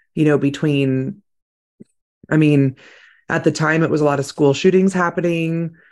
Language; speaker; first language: English; native; English